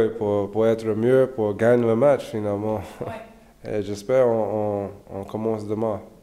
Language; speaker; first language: French; non-native, learner; English